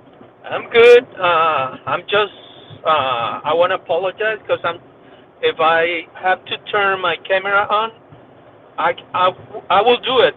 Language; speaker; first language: English; non-native, fluent; Spanish